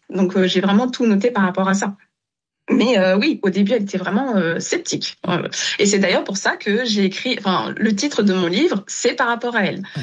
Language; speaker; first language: French; non-native, local second language; Wolof